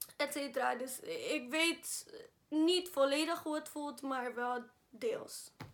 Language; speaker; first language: Dutch; early bilingual, other home language; Spanish